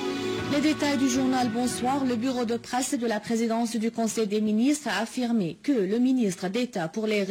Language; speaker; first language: French; non-native, fluent; Arabic